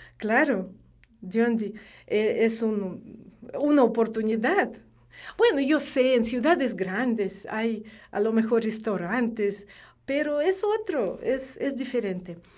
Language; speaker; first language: Spanish; non-native, fluent; Russian